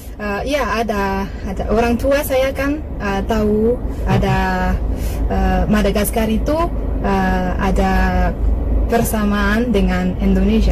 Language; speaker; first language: Indonesian; non-native, fluent; Malagasy